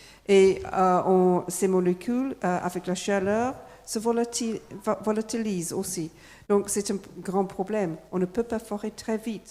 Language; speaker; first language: French; non-native, fluent; English